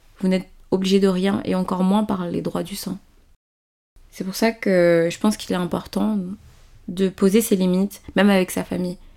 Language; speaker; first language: French; early bilingual, other home language; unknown